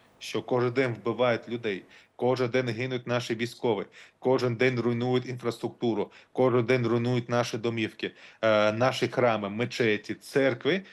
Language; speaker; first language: Ukrainian; non-native, local second language; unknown